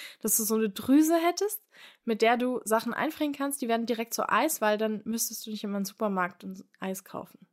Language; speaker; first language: German; native; German